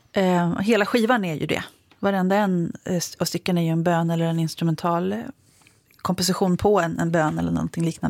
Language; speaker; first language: Swedish; native; Swedish